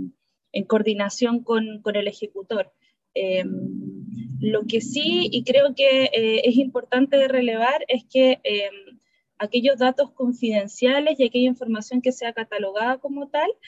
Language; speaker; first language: Spanish; native; Spanish